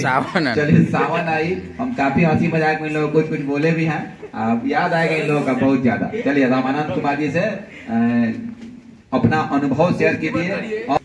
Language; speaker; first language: Hindi; native; Hindi